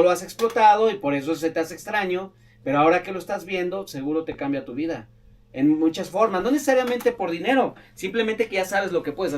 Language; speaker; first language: Spanish; native; Spanish